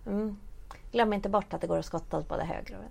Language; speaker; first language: Swedish; native; Swedish